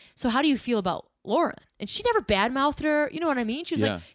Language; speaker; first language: English; native; English